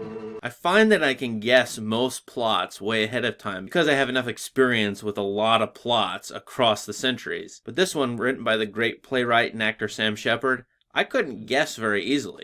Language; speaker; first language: English; native; English